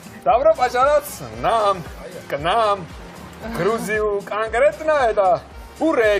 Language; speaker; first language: Russian; non-native, fluent; Georgian